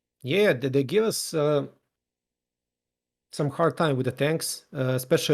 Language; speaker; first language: English; non-native, fluent; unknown